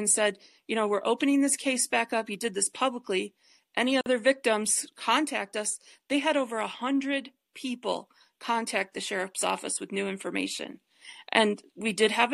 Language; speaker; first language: English; native; English